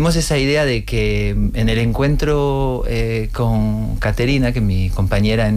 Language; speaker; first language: Spanish; non-native, fluent; Portuguese